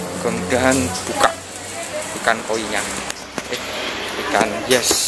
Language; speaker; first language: Indonesian; non-native, local second language; Javanese